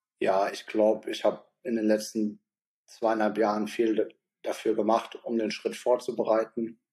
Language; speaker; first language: German; native; German